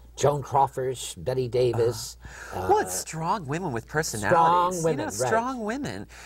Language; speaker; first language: English; native; English